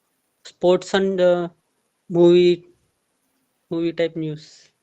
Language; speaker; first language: English; non-native, learner; Telugu